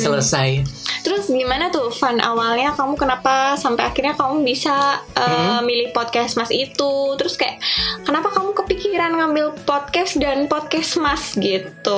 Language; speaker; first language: Indonesian; native; Indonesian